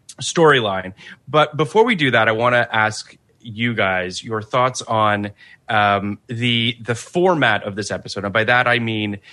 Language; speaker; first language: English; native; English